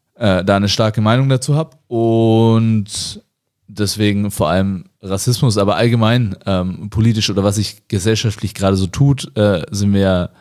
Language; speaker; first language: German; native; German